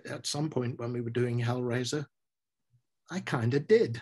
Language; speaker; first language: English; native; English